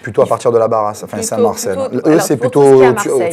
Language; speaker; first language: French; native; French